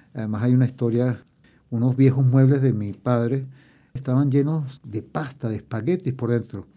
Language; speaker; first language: Spanish; native; Spanish